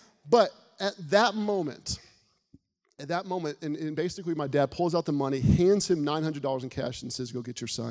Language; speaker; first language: English; native; English